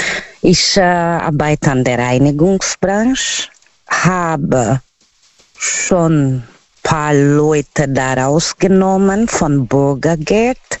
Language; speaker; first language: German; non-native, learner; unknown